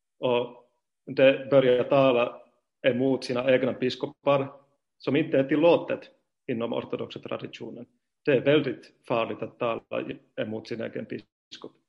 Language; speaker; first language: Swedish; non-native, fluent; Finnish